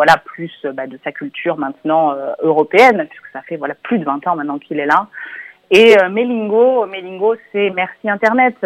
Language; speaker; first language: French; native; French